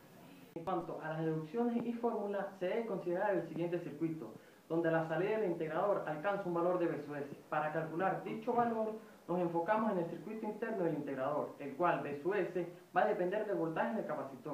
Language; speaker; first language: Spanish; native; Spanish